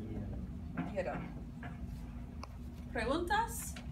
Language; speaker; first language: Spanish; non-native, fluent; English